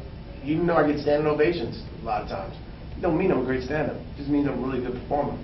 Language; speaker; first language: English; native; English